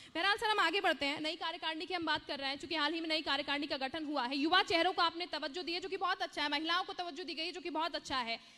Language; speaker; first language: Hindi; native; Hindi